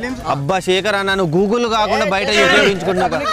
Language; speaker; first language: Telugu; native; Telugu